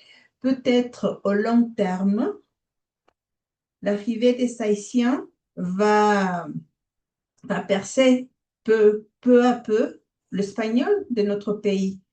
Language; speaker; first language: French; non-native, fluent; Spanish